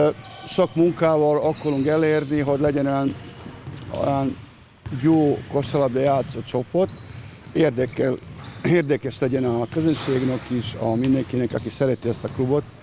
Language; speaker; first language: Hungarian; non-native, fluent; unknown